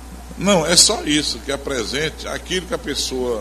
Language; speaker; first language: Portuguese; native; Portuguese